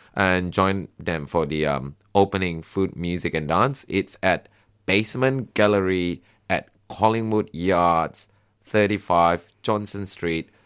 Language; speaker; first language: English; non-native, local second language; Malay